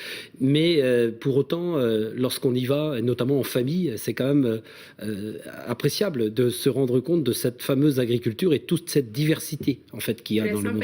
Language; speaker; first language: French; native; French